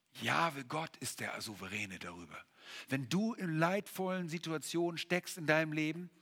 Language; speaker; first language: German; native; German